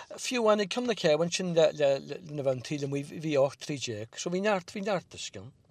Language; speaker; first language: Irish; native; Irish